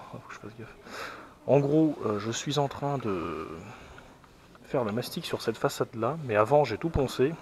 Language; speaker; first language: French; native; French